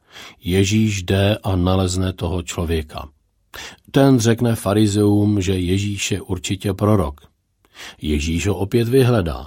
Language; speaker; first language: Czech; native; Czech